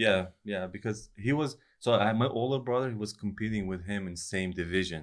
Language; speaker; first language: English; non-native, fluent; Persian